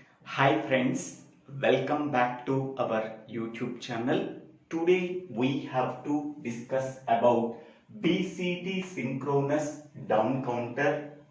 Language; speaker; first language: English; non-native, local second language; Telugu